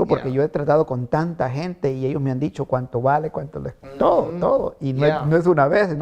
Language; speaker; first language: Spanish; native; Spanish